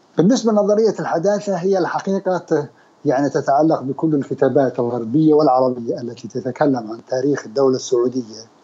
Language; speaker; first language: Arabic; native; Arabic